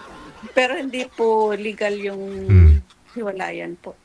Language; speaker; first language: Filipino; non-native, local second language; Iloko